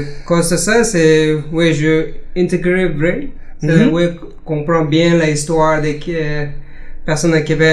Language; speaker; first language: French; non-native, learner; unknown